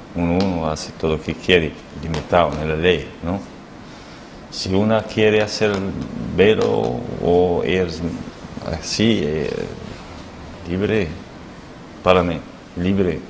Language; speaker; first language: Spanish; non-native, learner; Arabic